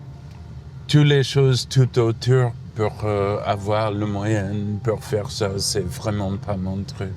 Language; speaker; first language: French; non-native, fluent; English